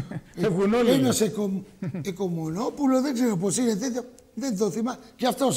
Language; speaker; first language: Greek; early bilingual, heritage; Greek